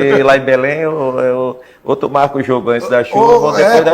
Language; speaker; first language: Portuguese; native; Portuguese